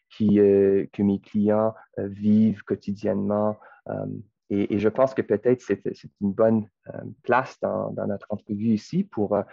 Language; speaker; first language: French; non-native, local second language; English